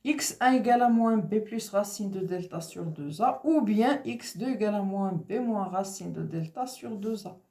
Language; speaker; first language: French; non-native, local second language; Arabic